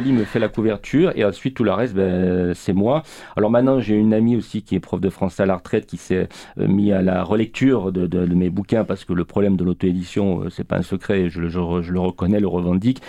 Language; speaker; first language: French; native; French